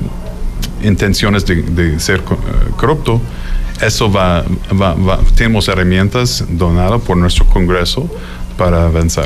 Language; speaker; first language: Spanish; non-native, fluent; English